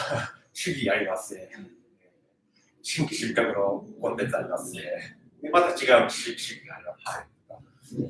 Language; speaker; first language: Japanese; native; Japanese